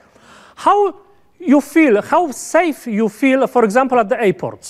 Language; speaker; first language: English; non-native, fluent; Polish